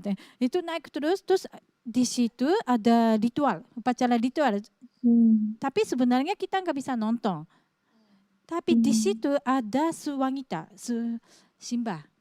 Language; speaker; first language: Indonesian; non-native, fluent; Japanese